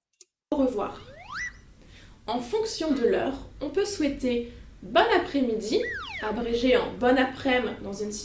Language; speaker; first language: French; native; French